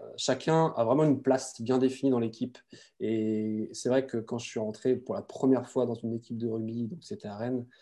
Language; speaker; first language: French; native; French